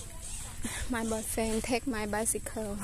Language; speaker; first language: English; non-native, learner; Thai